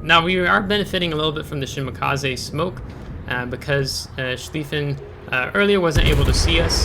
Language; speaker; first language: English; native; English